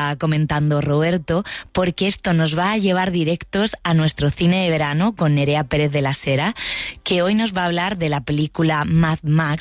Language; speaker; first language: Spanish; native; Spanish